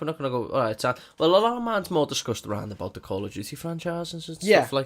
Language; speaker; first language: English; native; English